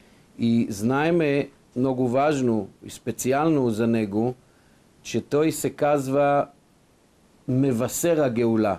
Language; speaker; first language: Bulgarian; non-native, fluent; Hebrew